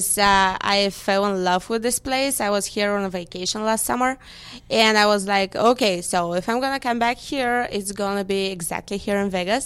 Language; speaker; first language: English; non-native, fluent; Bulgarian